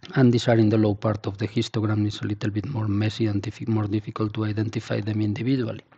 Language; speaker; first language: English; non-native, fluent; Spanish